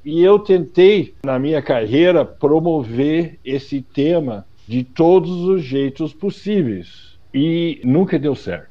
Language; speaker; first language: Portuguese; non-native, fluent; English